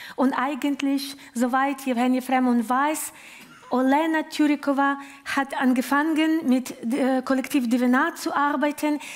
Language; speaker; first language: German; non-native, learner; Ukrainian